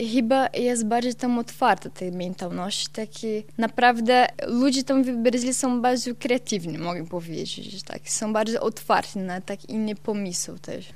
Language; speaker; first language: Polish; non-native, learner; Portuguese